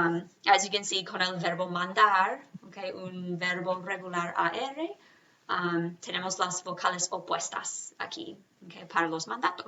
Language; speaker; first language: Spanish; non-native, fluent; English